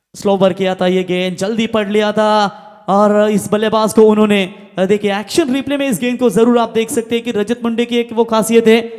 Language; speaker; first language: Hindi; non-native, local second language; Marathi